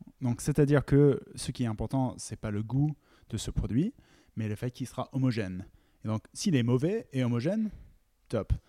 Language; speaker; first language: French; non-native, fluent; English